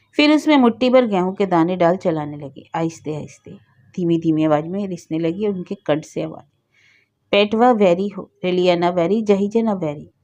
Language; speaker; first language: Hindi; native; Hindi